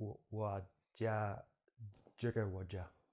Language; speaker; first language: Chinese; non-native, learner; English